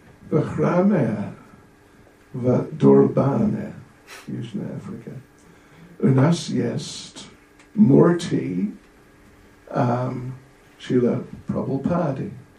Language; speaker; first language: Russian; non-native, learner; English